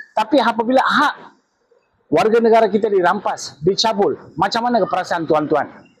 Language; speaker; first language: Malay; non-native, local second language; Tamil